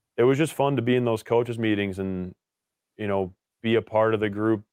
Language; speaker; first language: English; native; English